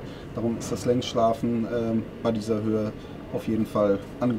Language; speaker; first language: German; native; German